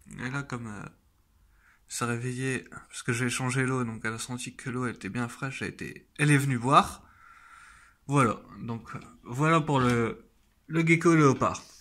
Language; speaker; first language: French; native; French